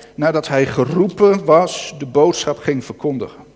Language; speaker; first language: Dutch; native; Dutch